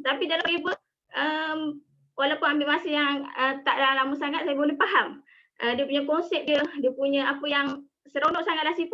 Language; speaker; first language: Malay; native; Malay